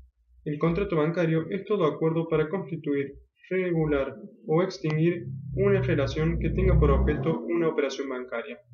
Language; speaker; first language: Spanish; native; Spanish